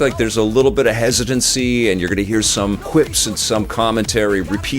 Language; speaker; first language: English; native; English